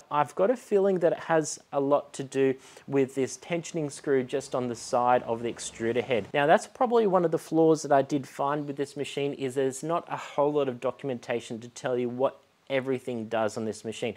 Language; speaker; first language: English; native; English